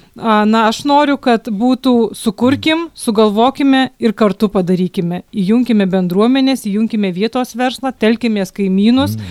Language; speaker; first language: Lithuanian; native; Lithuanian